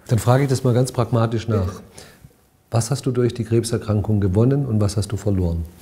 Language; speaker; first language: German; native; German